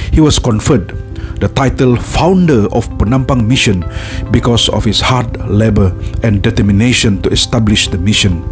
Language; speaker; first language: English; non-native, local second language; Malay